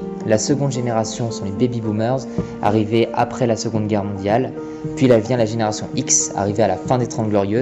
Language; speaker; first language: French; native; French